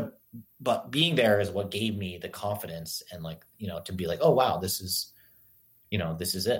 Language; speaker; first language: English; native; English